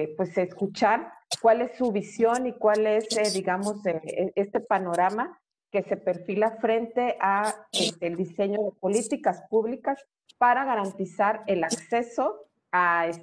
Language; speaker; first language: Spanish; native; Spanish